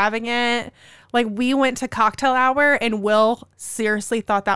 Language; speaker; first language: English; native; English